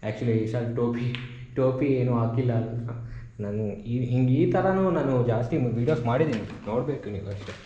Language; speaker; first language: Kannada; non-native, local second language; Telugu